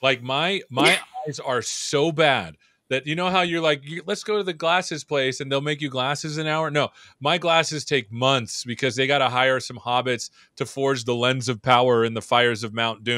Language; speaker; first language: English; native; English